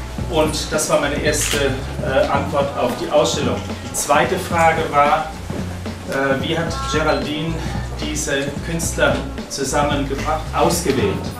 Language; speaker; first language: German; native; German